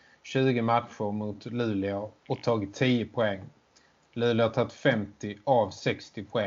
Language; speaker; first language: Swedish; native; Swedish